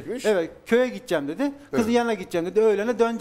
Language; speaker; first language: Turkish; native; Turkish